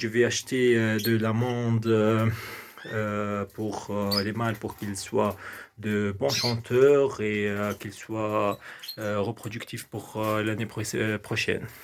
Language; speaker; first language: French; non-native, local second language; Arabic